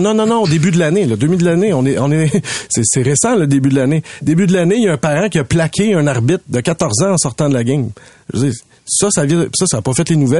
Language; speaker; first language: French; native; French